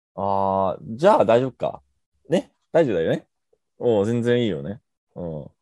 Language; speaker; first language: Japanese; non-native, fluent; English